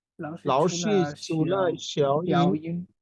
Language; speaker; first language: Chinese; non-native, learner; Bangla